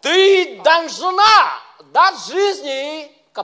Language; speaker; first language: Russian; non-native, learner; Vietnamese